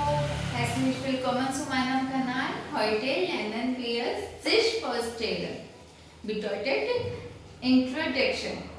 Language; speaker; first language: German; non-native, learner; Hindi